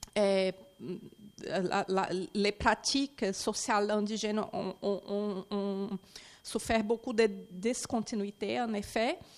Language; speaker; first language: French; non-native, fluent; Portuguese